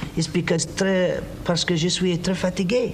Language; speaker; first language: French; non-native, learner; English